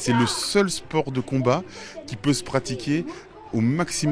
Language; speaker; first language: French; native; French